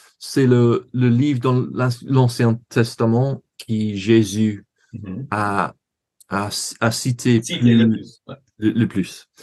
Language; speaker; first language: French; non-native, learner; English